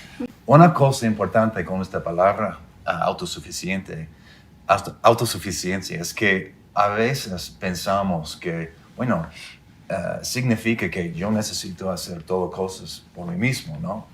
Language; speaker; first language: Spanish; non-native, fluent; English